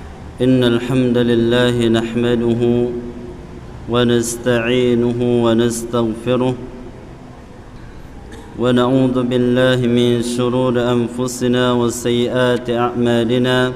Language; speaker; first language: Arabic; non-native, fluent; Indonesian